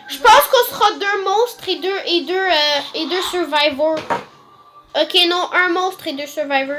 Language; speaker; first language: French; native; French